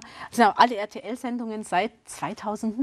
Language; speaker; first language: German; native; German